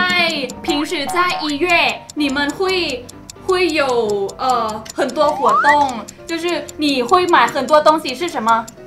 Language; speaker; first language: Chinese; non-native, learner; Thai